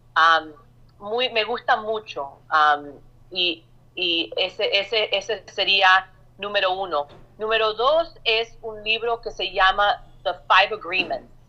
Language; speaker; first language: Spanish; early bilingual, heritage; Spanish